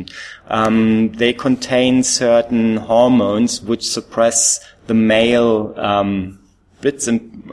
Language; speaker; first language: English; non-native, fluent; German